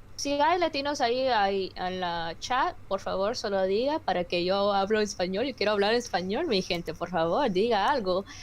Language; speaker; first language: Spanish; early bilingual, heritage; Spanish